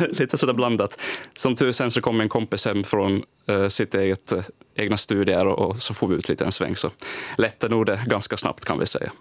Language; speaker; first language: Swedish; native; Swedish